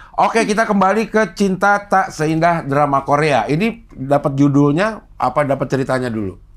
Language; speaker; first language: Indonesian; native; Indonesian